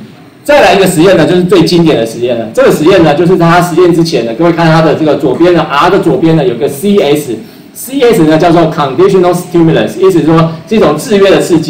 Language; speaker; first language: Chinese; native; Chinese